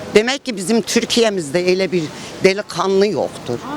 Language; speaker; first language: Turkish; native; Turkish